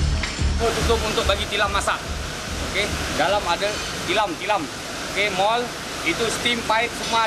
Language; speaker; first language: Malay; non-native, learner; Bangla